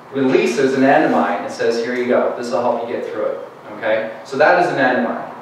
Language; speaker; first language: English; native; English